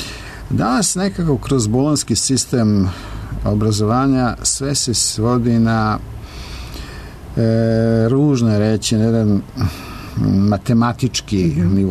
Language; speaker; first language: Serbian; native; Serbian